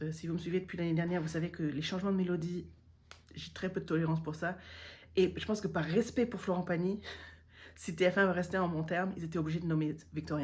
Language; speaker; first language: French; native; French